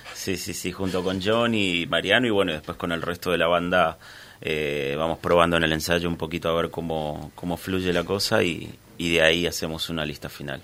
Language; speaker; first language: Spanish; native; Spanish